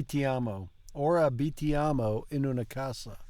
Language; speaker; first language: Italian; non-native, learner; English